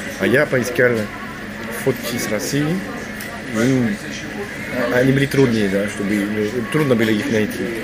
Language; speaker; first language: Russian; non-native, learner; French